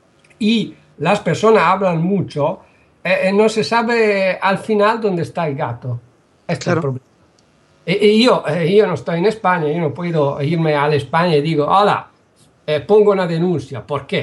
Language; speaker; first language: Spanish; non-native, learner; Italian